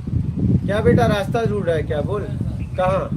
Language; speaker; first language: Hindi; native; Hindi